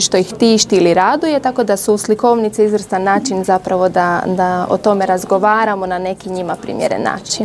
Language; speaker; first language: Croatian; native; Croatian